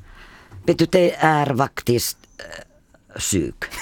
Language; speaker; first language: Swedish; non-native, fluent; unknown